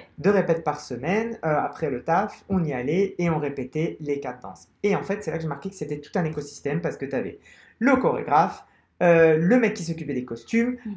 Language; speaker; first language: French; non-native, local second language; Arabic